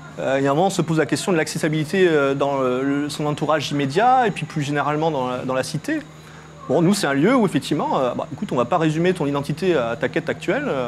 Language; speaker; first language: French; native; French